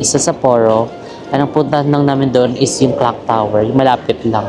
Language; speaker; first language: Filipino; native; Filipino